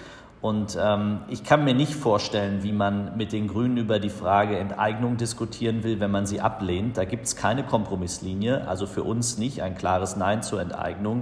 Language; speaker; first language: German; native; German